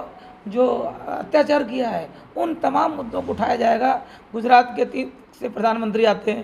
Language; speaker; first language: Hindi; native; Hindi